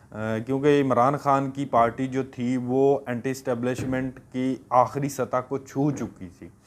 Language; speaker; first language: Urdu; non-native, local second language; Punjabi